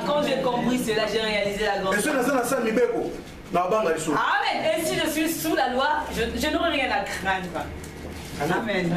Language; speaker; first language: French; non-native, local second language; Lingala